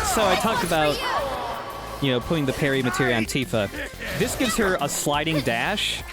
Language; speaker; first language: English; native; English